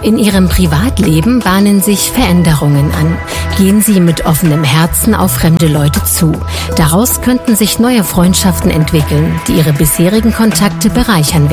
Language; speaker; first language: German; native; German